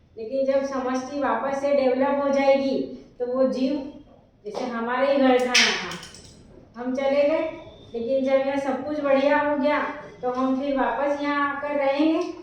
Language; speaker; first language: Hindi; native; Hindi